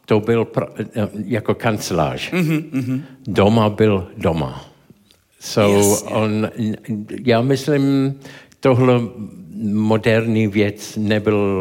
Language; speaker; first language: Czech; non-native, learner; English